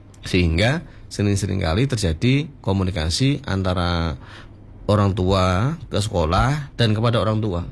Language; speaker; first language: Indonesian; native; Indonesian